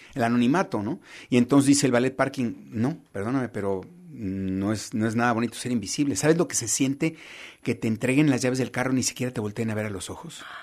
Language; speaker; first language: Spanish; native; Spanish